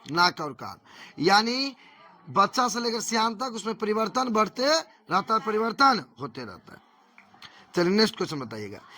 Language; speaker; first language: Hindi; native; Hindi